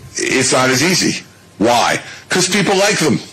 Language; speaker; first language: English; native; English